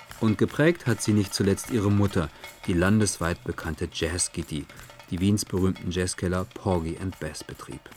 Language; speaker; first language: German; native; German